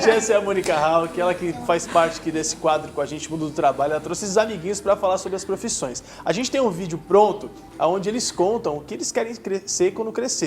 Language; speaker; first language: Portuguese; native; Portuguese